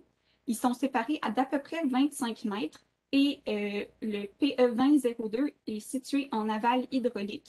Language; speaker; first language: French; native; French